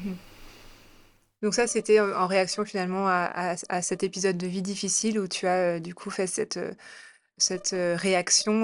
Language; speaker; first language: French; native; French